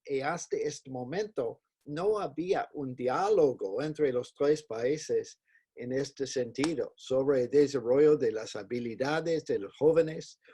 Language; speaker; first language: Spanish; non-native, fluent; English